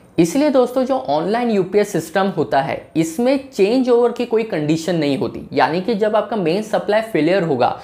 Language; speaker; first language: Hindi; native; Hindi